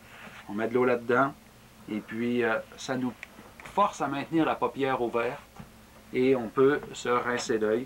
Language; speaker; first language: French; native; French